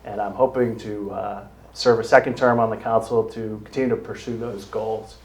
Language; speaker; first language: English; native; English